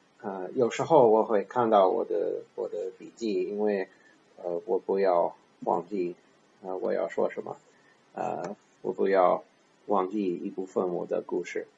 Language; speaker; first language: Chinese; non-native, learner; English